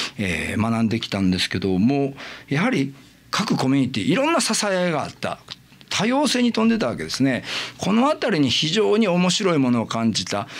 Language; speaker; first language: Japanese; native; Japanese